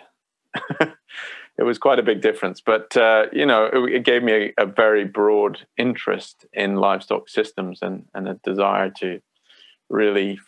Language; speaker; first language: English; native; English